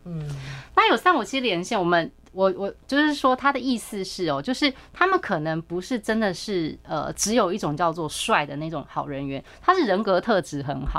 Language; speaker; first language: Chinese; native; Chinese